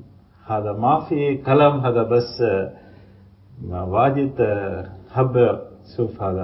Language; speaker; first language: Arabic; non-native, learner; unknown